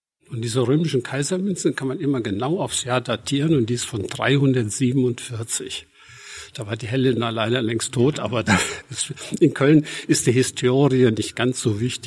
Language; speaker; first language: German; native; German